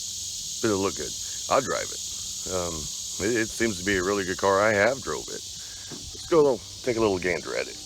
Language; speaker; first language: English; native; English